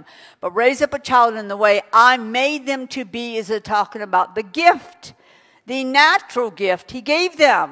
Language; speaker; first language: English; native; English